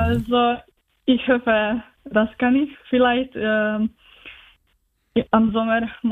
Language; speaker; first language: German; non-native, learner; Slovenian